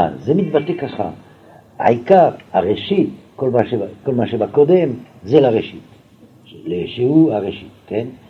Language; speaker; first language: Hebrew; non-native, fluent; French